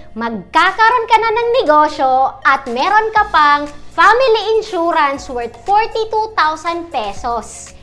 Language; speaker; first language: Filipino; non-native, local second language; Bikol